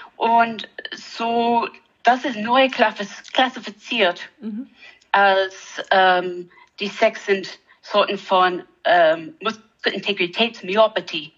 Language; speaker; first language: German; non-native, learner; English